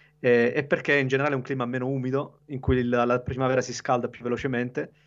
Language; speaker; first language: Italian; native; Italian